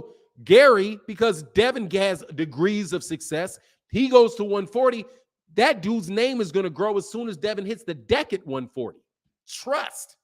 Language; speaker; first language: English; native; English